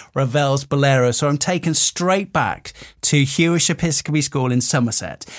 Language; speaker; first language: English; native; English